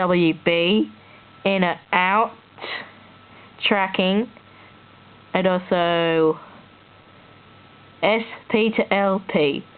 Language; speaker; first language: English; native; English